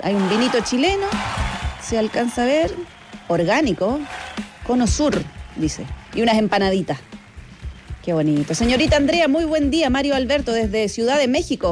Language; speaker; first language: Spanish; native; Spanish